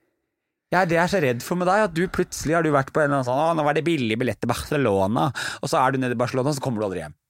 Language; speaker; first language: Norwegian; native; Norwegian